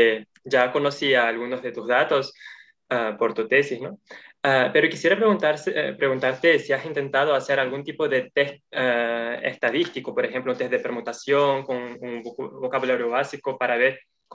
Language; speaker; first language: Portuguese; non-native, learner; Spanish